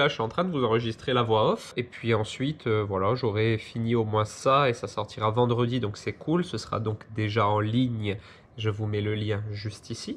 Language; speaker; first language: French; native; French